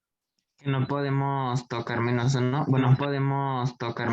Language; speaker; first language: Spanish; native; Spanish